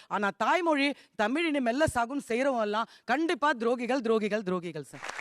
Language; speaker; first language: Tamil; non-native, local second language; Hindi